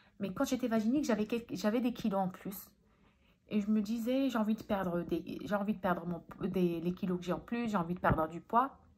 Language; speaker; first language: French; early bilingual, other home language; Arabic